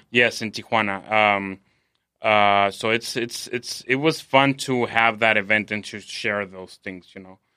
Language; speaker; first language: English; non-native, fluent; Spanish